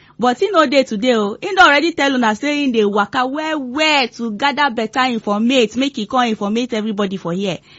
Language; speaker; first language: Nigerian Pidgin; non-native, local second language; Igbo